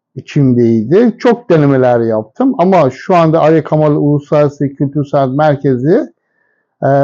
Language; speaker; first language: Turkish; non-native, fluent; Persian